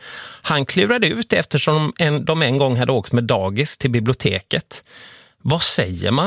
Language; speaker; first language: Swedish; native; Swedish